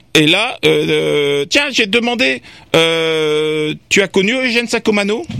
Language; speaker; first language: French; native; French